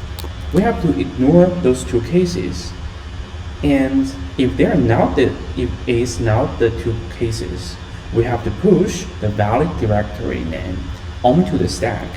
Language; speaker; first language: English; non-native, fluent; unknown